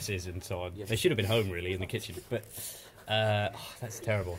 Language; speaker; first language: English; native; English